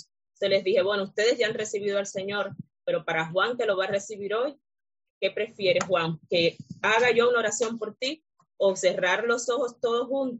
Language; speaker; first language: Spanish; native; Spanish